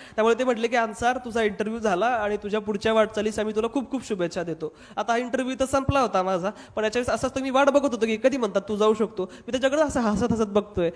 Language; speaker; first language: Marathi; non-native, local second language; Hindi